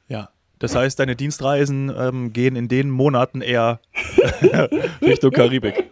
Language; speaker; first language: German; native; German